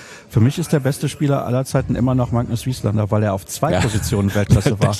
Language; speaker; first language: German; native; German